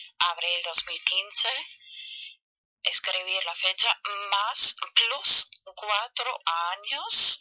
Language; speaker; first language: Spanish; non-native, fluent; German